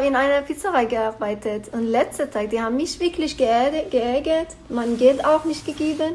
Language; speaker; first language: German; non-native, learner; Persian